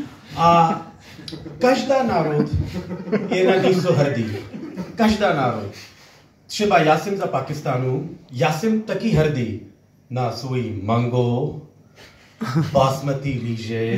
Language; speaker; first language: Czech; non-native, learner; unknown